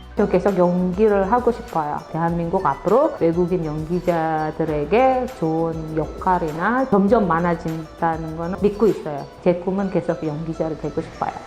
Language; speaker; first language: Korean; non-native, fluent; Indonesian